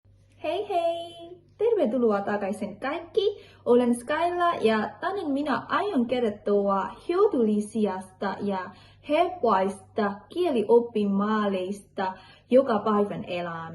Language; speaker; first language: Finnish; non-native, learner; Burmese